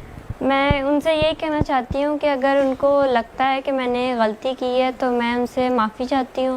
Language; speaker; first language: Urdu; native; Urdu